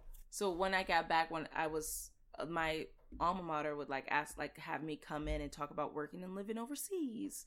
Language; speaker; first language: English; native; English